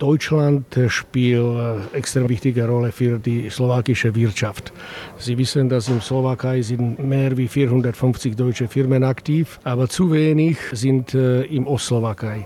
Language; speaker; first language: German; non-native, learner; Slovak